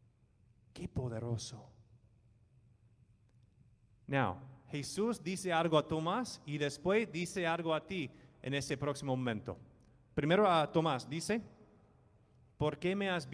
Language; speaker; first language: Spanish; non-native, fluent; English